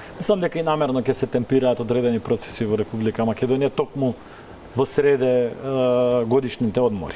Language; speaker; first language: Macedonian; native; Macedonian